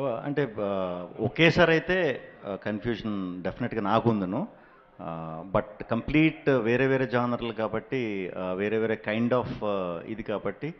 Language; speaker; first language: Telugu; native; Telugu